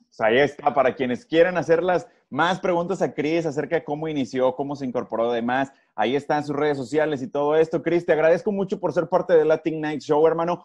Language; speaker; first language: Spanish; native; Spanish